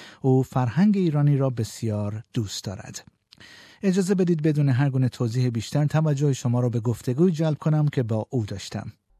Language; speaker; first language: Persian; native; Persian